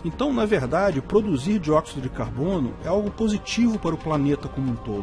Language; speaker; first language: Portuguese; native; Portuguese